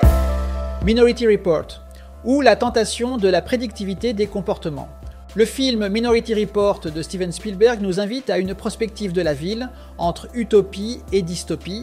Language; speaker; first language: French; native; French